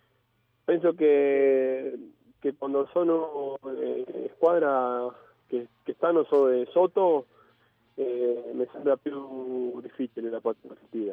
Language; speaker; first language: Italian; non-native, fluent; Spanish